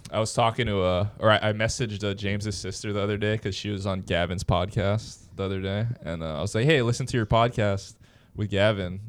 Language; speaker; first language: English; native; English